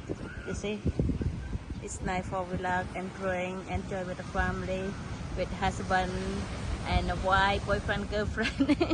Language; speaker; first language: English; non-native, learner; Khmer